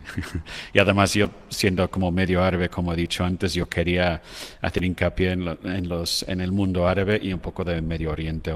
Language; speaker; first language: Spanish; non-native, fluent; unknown